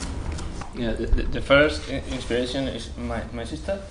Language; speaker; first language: English; non-native, learner; Spanish